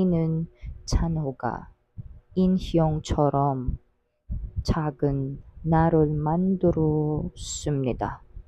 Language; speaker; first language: Korean; non-native, learner; Filipino